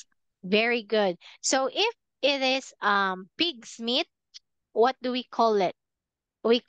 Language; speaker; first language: English; non-native, fluent; Filipino